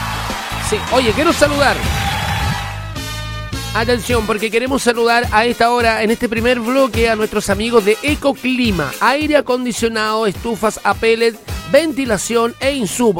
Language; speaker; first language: Spanish; native; Spanish